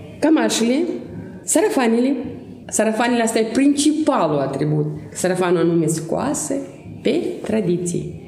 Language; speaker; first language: Romanian; non-native, local second language; Russian